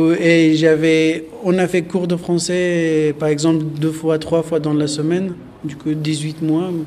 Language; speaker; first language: French; non-native, learner; Persian